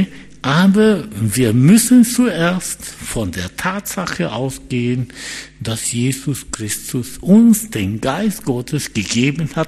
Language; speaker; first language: German; non-native, fluent; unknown